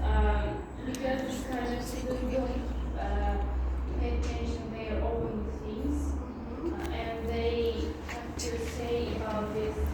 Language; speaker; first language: English; non-native, learner; Uzbek